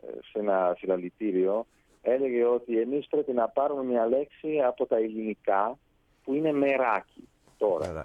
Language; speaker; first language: Greek; non-native, fluent; Italian